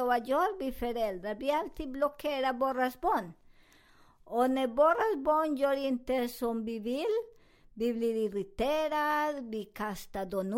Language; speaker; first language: Swedish; non-native, fluent; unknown